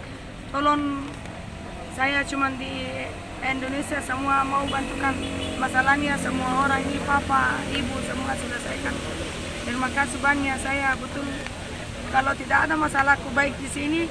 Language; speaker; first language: Indonesian; non-native, learner; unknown